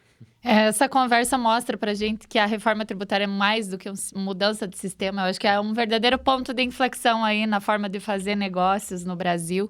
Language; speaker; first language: Portuguese; native; Portuguese